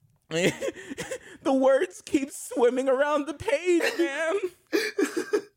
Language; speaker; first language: English; native; English